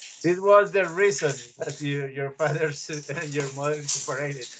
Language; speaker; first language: English; non-native, learner; Spanish